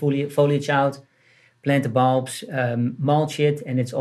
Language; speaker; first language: English; non-native, fluent; Dutch